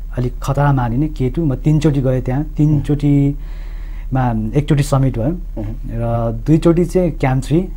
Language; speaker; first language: Nepali; non-native, local second language; Sherpa